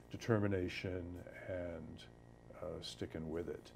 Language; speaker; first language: English; native; English